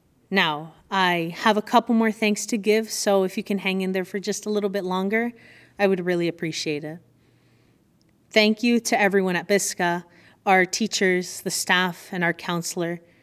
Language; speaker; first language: English; early bilingual, other home language; Spanish